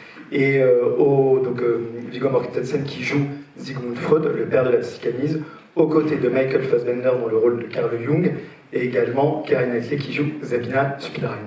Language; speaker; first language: French; native; French